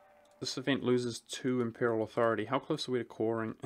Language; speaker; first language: English; native; English